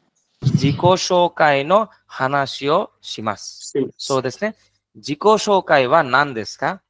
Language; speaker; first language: Japanese; non-native, fluent; Bangla